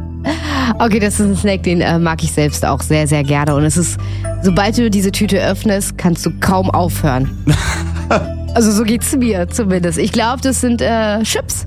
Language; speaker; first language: German; native; German